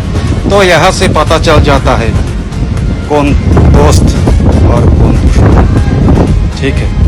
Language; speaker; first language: Hindi; non-native, fluent; Bangla